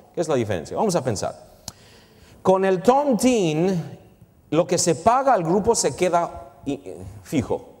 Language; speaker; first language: Spanish; early bilingual, heritage; Spanish